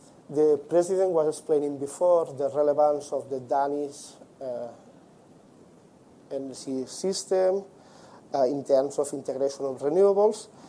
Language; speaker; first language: English; non-native, fluent; Spanish